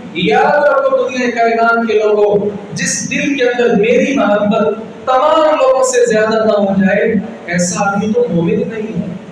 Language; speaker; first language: Urdu; non-native, local second language; Punjabi